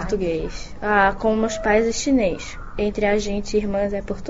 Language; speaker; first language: Portuguese; early bilingual, other home language; Chinese